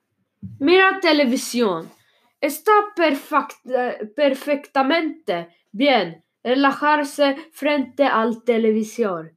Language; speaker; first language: Spanish; non-native, learner; Swedish